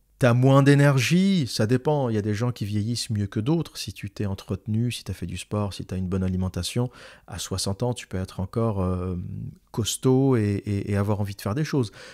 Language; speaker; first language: French; native; French